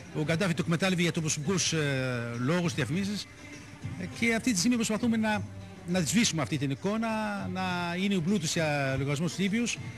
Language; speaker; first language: Greek; non-native, fluent; Arabic